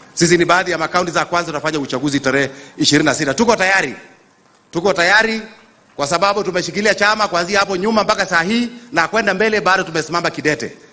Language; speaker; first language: Swahili; non-native, local second language; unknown